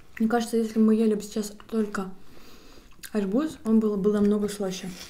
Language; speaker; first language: Russian; native; Russian